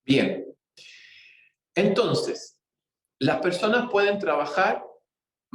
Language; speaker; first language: Spanish; native; Spanish